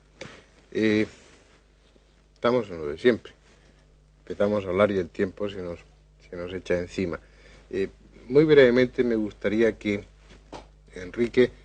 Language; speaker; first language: Spanish; native; Spanish